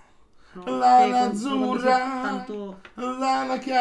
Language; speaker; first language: Italian; native; Italian